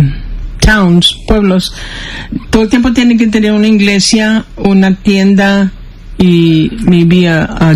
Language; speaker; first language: Spanish; early bilingual, heritage; Spanish